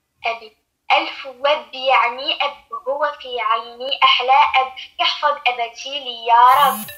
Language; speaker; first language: Arabic; non-native, learner; French